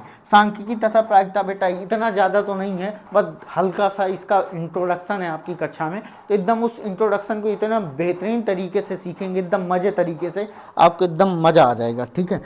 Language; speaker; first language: Hindi; native; Hindi